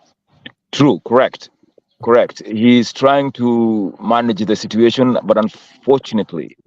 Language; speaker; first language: English; non-native, local second language; Swahili